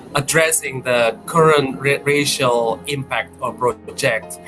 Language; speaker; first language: English; non-native, fluent; Indonesian